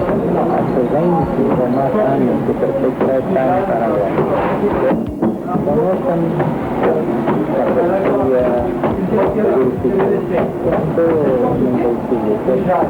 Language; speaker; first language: Spanish; non-native, learner; Portuguese